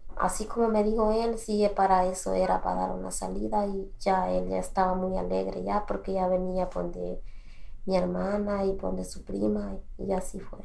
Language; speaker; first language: Spanish; native; Spanish